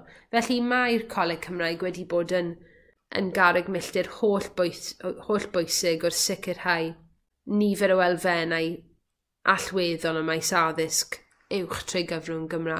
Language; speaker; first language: Welsh; native; Welsh